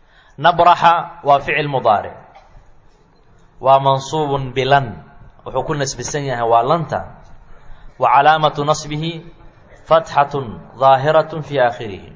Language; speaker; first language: Arabic; non-native, fluent; Somali